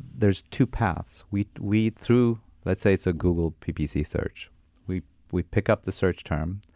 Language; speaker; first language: English; non-native, fluent; Armenian